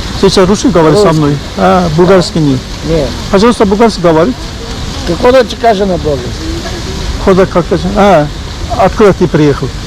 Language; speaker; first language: Russian; non-native, learner; Bulgarian